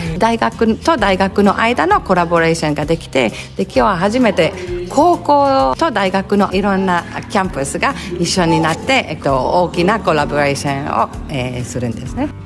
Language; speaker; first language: Japanese; non-native, fluent; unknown